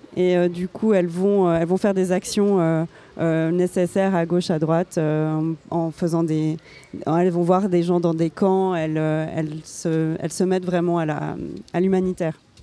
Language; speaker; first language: French; native; French